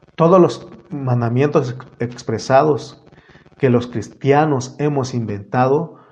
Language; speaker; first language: Spanish; native; Spanish